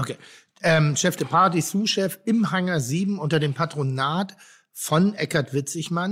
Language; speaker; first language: German; native; German